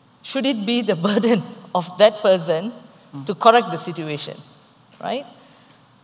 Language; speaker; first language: English; non-native, local second language; Tamil